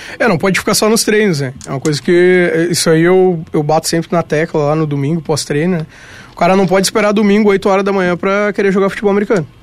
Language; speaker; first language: Portuguese; native; Portuguese